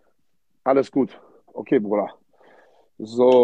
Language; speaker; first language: German; early bilingual, other home language; Arabic